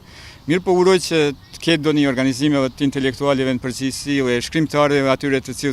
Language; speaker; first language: Albanian; native; Albanian